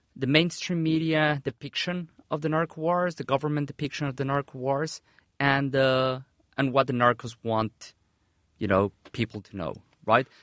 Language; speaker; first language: English; non-native, fluent; Spanish